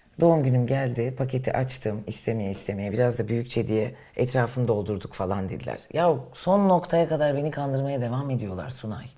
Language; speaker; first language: Turkish; native; Turkish